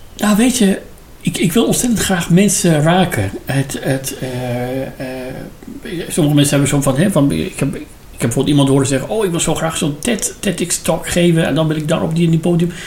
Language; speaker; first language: Dutch; non-native, fluent; Persian